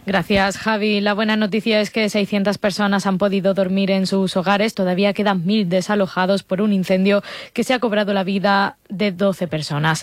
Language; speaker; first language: Spanish; native; Spanish